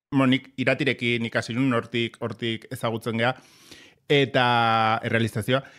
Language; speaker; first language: Basque; native; Basque